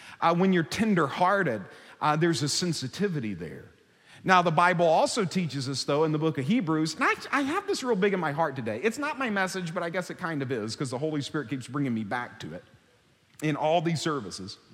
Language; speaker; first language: English; native; English